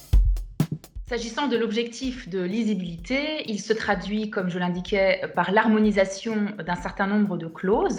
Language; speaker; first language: French; native; French